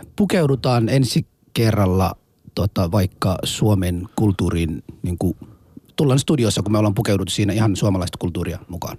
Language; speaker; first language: Finnish; non-native, fluent; Somali